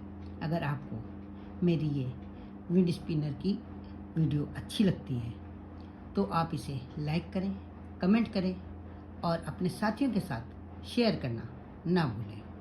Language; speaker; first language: Hindi; native; Hindi